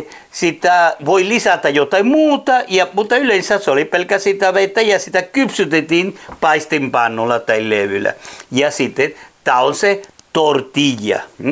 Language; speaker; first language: Finnish; non-native, fluent; Spanish